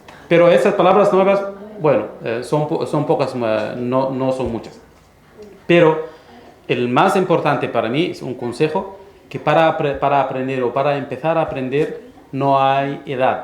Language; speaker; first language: Spanish; non-native, fluent; Arabic